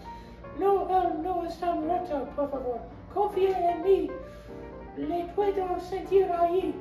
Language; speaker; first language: Spanish; non-native, learner; English